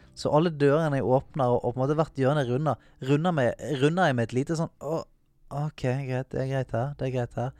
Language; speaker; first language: Norwegian; native; Norwegian